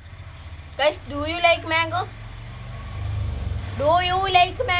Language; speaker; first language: English; non-native, learner; Malayalam